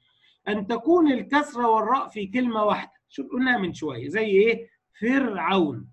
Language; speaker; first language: Arabic; native; Arabic